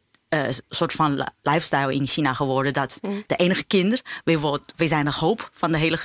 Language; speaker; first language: Dutch; non-native, fluent; Chinese